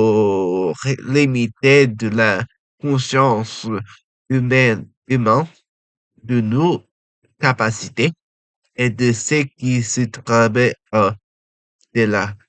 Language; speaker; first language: French; non-native, learner; Japanese